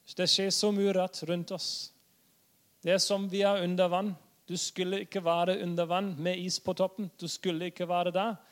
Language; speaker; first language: Norwegian; non-native, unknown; German